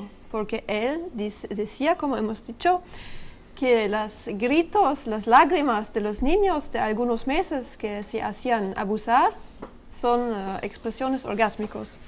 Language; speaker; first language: Spanish; non-native, learner; French